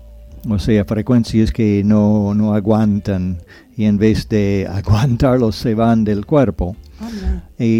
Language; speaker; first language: Spanish; non-native, fluent; English